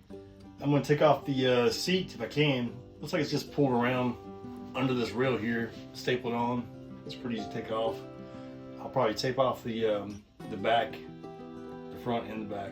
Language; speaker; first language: English; native; English